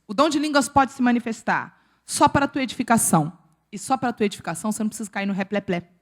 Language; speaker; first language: Portuguese; native; Portuguese